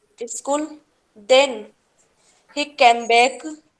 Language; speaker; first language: English; non-native, learner; Hindi